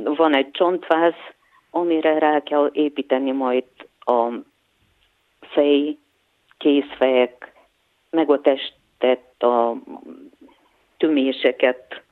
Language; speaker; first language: Hungarian; non-native, fluent; Bulgarian